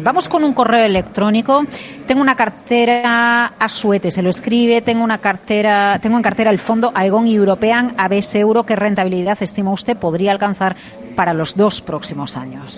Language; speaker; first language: Spanish; native; Spanish